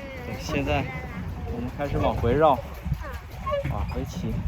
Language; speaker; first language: Chinese; native; Chinese